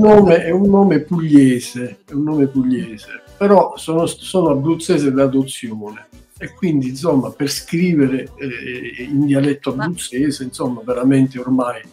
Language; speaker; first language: Italian; native; Italian